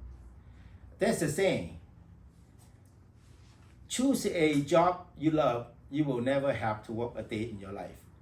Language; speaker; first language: English; non-native, fluent; Vietnamese